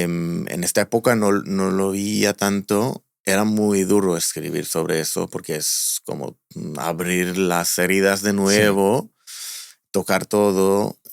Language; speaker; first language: Spanish; non-native, fluent; Hebrew